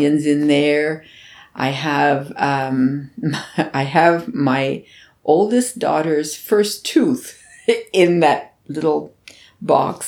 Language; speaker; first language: English; native; English